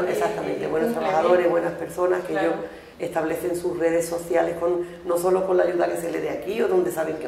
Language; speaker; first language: Spanish; native; Spanish